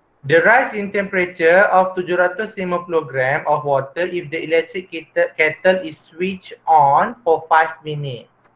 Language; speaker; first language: English; non-native, local second language; Malay